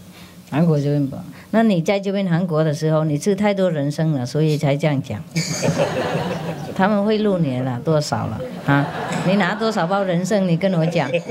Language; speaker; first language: Chinese; non-native, fluent; Vietnamese